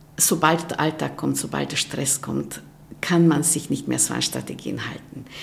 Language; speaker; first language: German; non-native, fluent; Hungarian